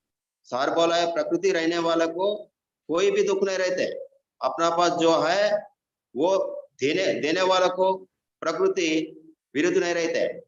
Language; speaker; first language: Hindi; non-native, local second language; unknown